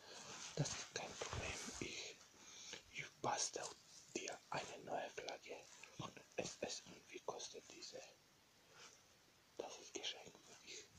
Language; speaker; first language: German; non-native, learner; Bosnian